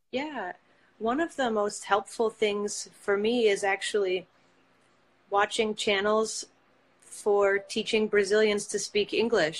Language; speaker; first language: English; native; English